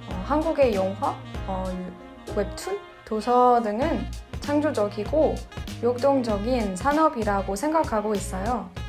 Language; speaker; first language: Korean; non-native, fluent; French